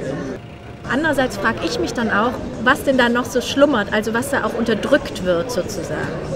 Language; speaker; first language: German; native; German